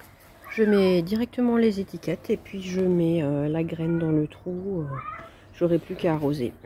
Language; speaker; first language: French; native; French